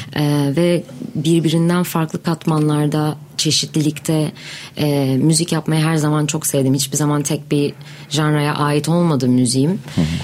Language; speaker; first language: Turkish; native; Turkish